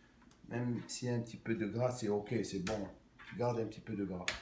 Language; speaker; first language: French; non-native, local second language; Arabic